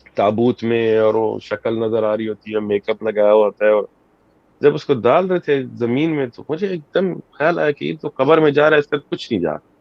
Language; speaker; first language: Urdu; early bilingual, heritage; Urdu